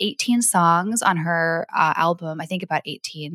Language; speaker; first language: English; native; English